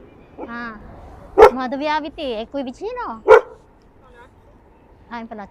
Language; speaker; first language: Italian; non-native, fluent; Filipino